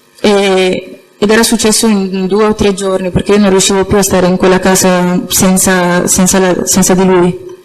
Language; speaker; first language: Italian; early bilingual, other home language; Arabic